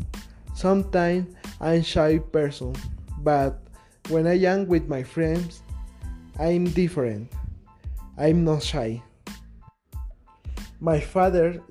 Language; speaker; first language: English; non-native, learner; Spanish